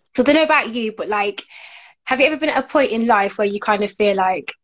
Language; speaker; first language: English; native; English